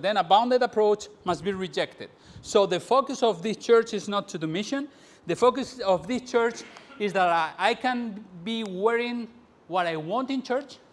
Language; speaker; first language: English; non-native, fluent; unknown